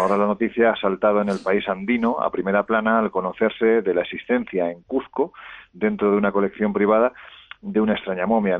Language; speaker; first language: Spanish; native; Spanish